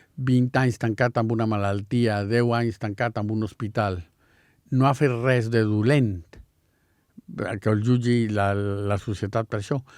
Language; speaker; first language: Catalan; non-native, fluent; Spanish